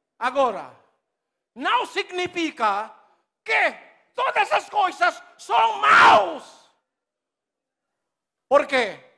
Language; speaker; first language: Portuguese; non-native, learner; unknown